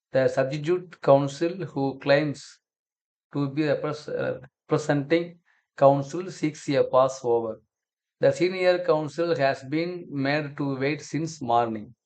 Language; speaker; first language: English; non-native, local second language; Tamil